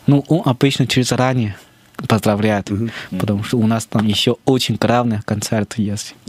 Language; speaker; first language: Russian; non-native, fluent; Chinese